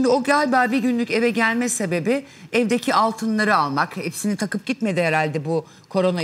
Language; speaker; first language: Turkish; native; Turkish